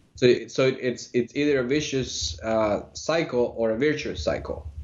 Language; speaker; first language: English; non-native, fluent; Spanish